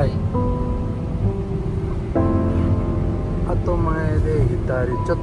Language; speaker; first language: Japanese; non-native, learner; Nepali